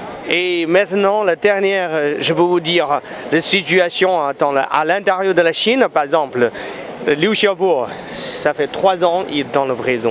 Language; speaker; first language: French; non-native, fluent; Chinese